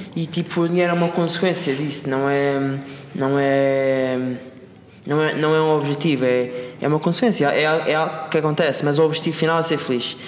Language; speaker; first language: Portuguese; native; Portuguese